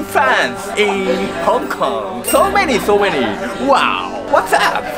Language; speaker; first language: English; non-native, learner; Japanese